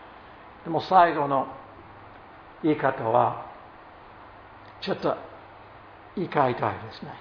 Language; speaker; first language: Japanese; non-native, fluent; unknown